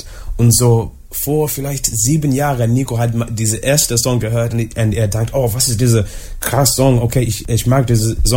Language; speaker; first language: German; non-native, learner; English